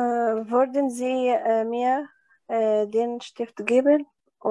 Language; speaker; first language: German; non-native, learner; Arabic